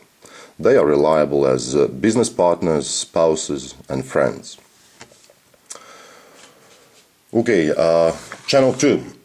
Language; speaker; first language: English; non-native, fluent; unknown